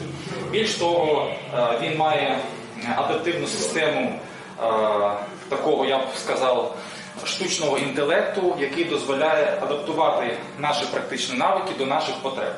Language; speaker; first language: Ukrainian; native; Ukrainian